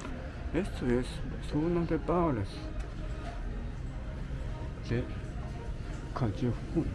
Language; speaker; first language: Spanish; non-native, learner; Japanese